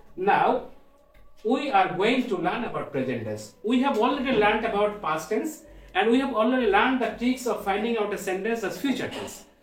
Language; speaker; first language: English; non-native, local second language; Bangla